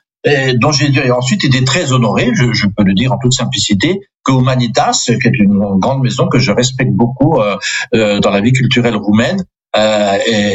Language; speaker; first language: French; non-native, local second language; Swiss German